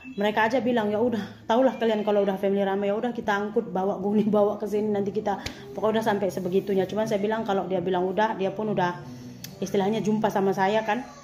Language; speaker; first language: Indonesian; native; Indonesian